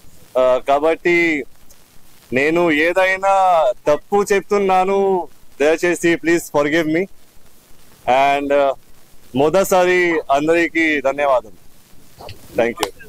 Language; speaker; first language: Telugu; non-native, learner; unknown